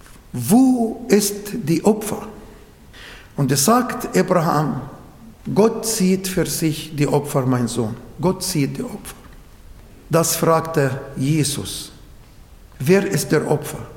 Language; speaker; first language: German; non-native, fluent; Arabic